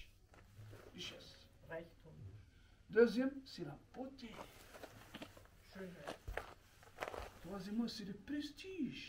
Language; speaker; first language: French; non-native, local second language; Arabic